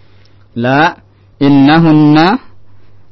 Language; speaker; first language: Arabic; non-native, fluent; Indonesian